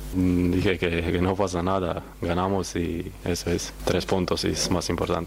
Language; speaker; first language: Spanish; non-native, learner; Croatian